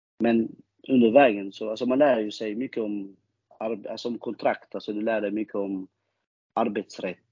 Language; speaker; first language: Swedish; early bilingual, other home language; Albanian